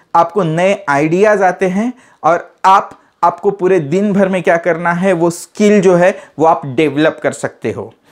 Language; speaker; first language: Hindi; non-native, local second language; Marathi